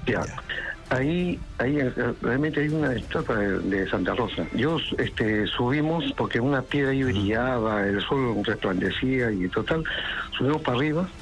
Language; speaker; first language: Spanish; native; Spanish